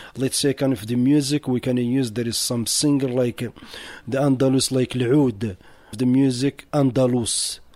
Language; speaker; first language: English; non-native, learner; Arabic